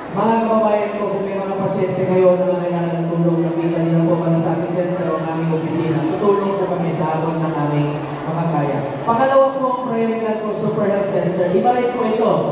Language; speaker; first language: Filipino; non-native, local second language; Cebuano